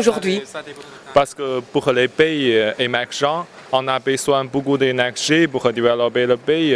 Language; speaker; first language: French; non-native, learner; Chinese